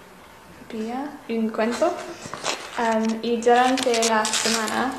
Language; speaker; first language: Spanish; non-native, learner; English